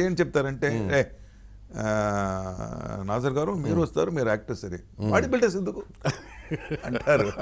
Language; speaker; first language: Telugu; non-native, local second language; Tamil